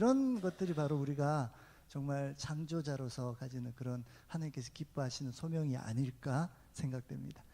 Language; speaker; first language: Korean; native; Korean